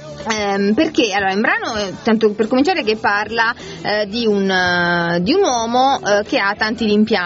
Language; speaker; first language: Italian; native; Italian